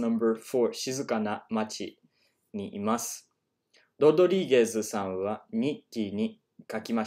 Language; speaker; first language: Japanese; non-native, learner; English